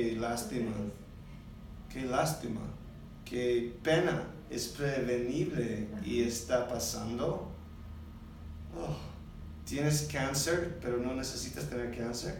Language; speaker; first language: Spanish; non-native, learner; English